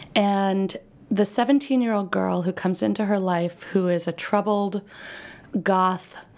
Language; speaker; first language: English; native; English